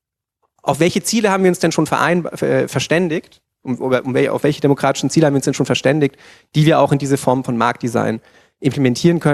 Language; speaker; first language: German; native; German